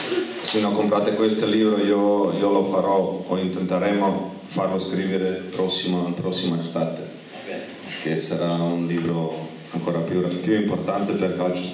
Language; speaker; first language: Italian; non-native, fluent; Croatian